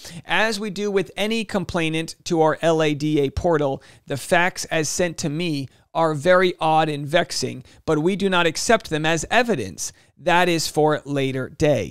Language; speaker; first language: English; native; English